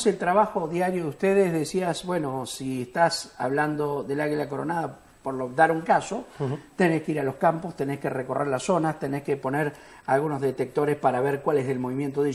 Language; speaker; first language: Spanish; native; Spanish